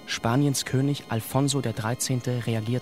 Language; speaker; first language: German; native; German